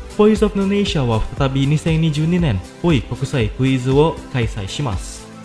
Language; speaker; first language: Japanese; non-native, fluent; Indonesian